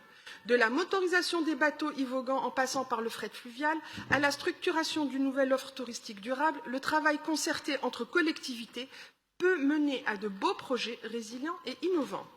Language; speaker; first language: French; native; French